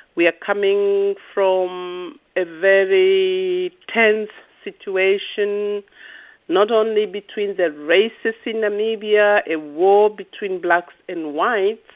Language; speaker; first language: English; non-native, local second language; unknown